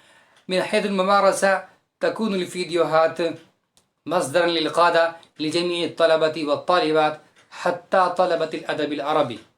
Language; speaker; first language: Arabic; non-native, fluent; Urdu